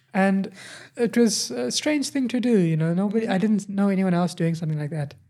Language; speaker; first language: English; native; English